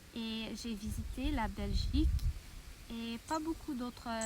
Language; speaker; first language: French; non-native, fluent; English